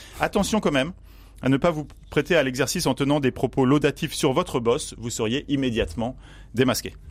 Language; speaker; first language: French; native; French